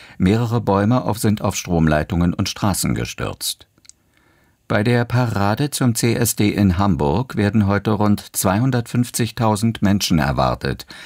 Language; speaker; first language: German; native; German